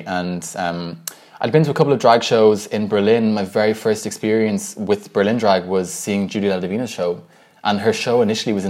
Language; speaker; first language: English; native; English